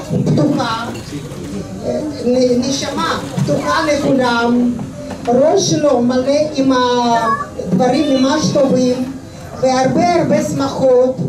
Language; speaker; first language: Hebrew; non-native, fluent; Russian